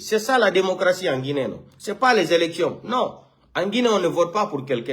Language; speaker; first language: French; non-native, local second language; Fula